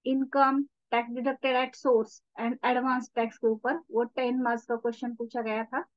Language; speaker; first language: Hindi; non-native, local second language; Marathi